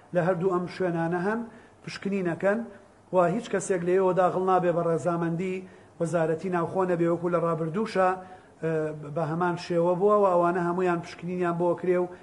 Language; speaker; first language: Central Kurdish; native; Central Kurdish